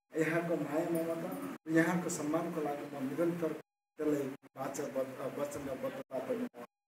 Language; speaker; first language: Nepali; native; Nepali